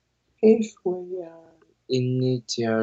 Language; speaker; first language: English; non-native, learner; Vietnamese